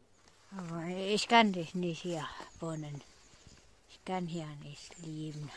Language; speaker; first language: German; non-native, learner; Filipino